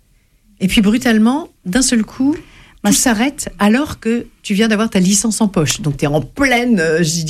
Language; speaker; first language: French; native; French